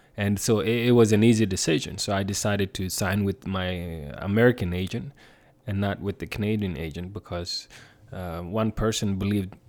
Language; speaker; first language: English; non-native, fluent; Swedish